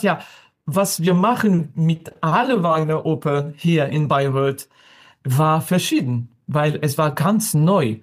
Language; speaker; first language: German; non-native, learner; French